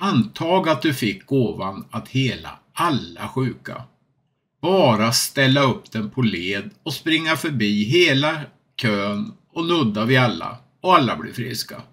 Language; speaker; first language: Swedish; native; Swedish